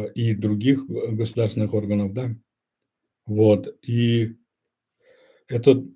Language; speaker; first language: Russian; non-native, local second language; Kyrgyz